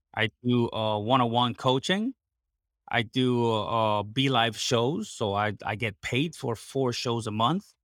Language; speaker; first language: English; non-native, fluent; Spanish